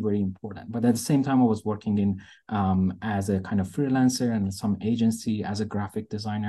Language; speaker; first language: English; non-native, fluent; Persian